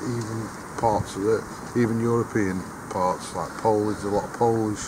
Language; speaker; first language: English; native; English